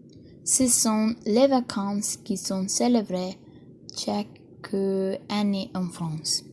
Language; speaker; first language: French; non-native, learner; Spanish